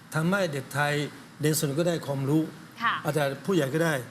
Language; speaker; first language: Thai; non-native, learner; Chinese